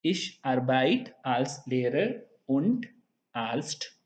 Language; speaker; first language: German; non-native, fluent; Hindi